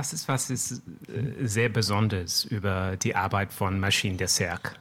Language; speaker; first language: German; non-native, learner; French